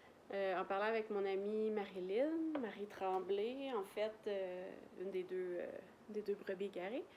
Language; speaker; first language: French; native; French